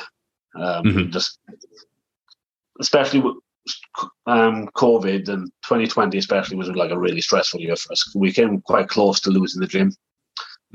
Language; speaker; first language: English; native; English